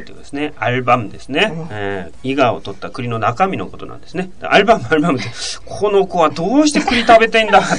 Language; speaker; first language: Japanese; native; Japanese